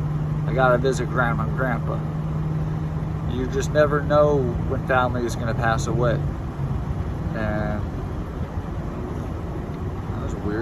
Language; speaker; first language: English; native; English